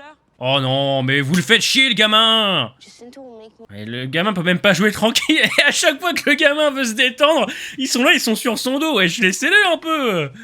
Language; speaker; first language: French; native; French